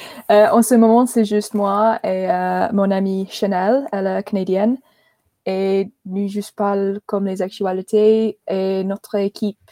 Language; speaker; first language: French; non-native, learner; English